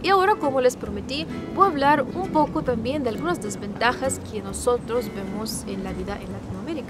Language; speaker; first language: Spanish; non-native, fluent; Russian